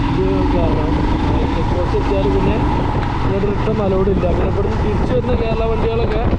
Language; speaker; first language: Malayalam; native; Malayalam